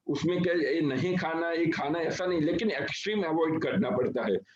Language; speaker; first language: Hindi; non-native, local second language; Gujarati